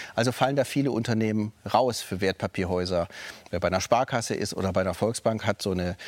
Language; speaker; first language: German; native; German